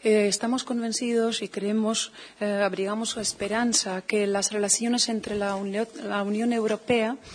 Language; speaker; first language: Spanish; non-native, fluent; Czech